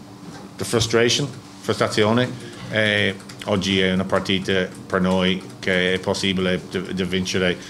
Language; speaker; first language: Italian; non-native, learner; English